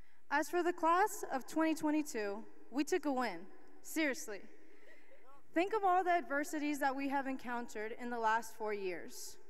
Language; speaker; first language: English; early bilingual, other home language; Spanish